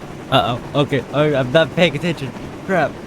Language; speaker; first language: English; native; English